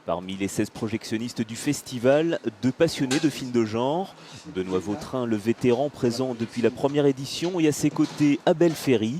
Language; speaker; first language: French; native; French